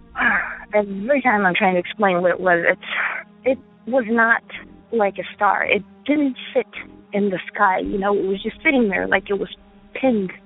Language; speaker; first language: English; non-native, fluent; Ukrainian